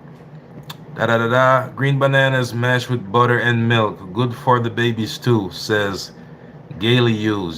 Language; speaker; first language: English; native; English